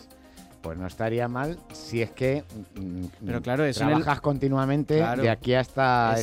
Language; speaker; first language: Spanish; native; Spanish